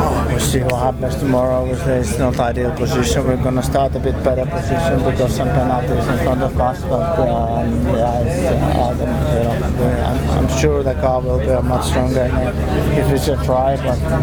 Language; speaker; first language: English; non-native, fluent; Finnish